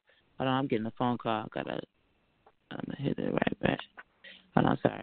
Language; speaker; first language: English; native; English